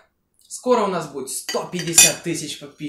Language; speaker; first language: Russian; native; Russian